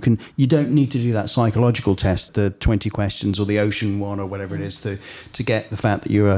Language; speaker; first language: English; native; English